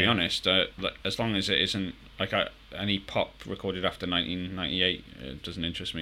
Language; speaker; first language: English; native; English